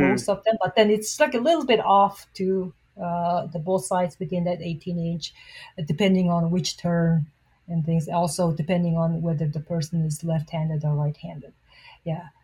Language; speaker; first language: English; non-native, fluent; Mongolian